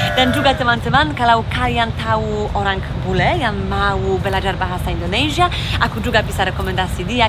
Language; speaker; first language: Indonesian; non-native, fluent; Polish